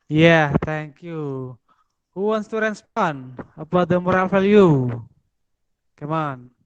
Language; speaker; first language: English; non-native, fluent; Indonesian